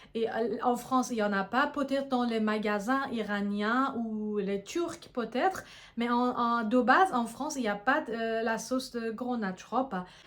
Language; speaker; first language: French; non-native, fluent; Persian